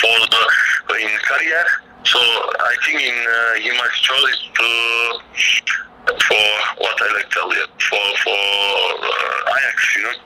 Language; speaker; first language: English; non-native, learner; Turkish